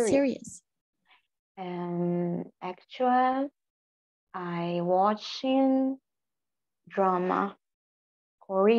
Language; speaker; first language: English; non-native, learner; Portuguese